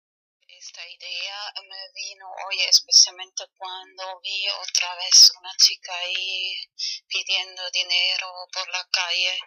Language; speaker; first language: Spanish; non-native, fluent; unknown